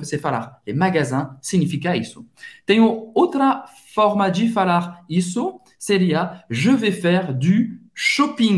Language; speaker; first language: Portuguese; non-native, fluent; French